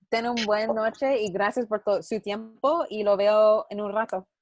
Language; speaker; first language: Spanish; non-native, learner; English